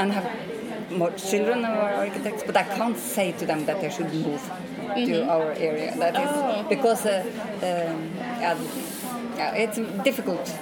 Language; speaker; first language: English; non-native, fluent; Norwegian